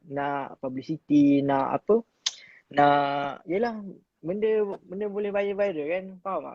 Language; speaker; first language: Malay; native; Malay